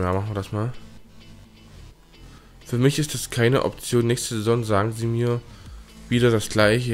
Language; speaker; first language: German; native; German